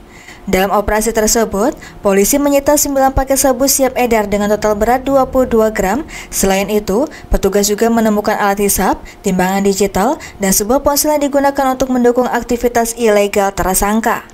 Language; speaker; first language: Indonesian; native; Indonesian